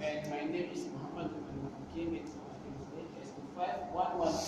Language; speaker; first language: English; non-native, learner; Malay